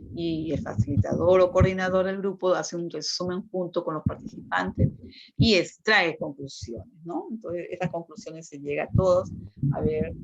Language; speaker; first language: Spanish; native; Spanish